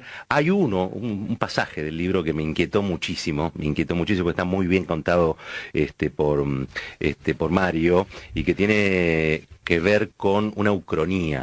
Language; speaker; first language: Spanish; native; Spanish